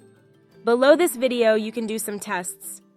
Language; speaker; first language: English; non-native, fluent; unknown